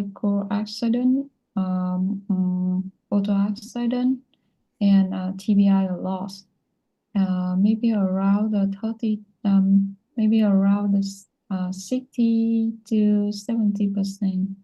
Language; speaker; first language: English; non-native, learner; Vietnamese